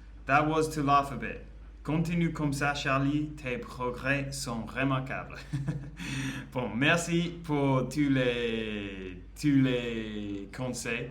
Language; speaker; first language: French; non-native, learner; English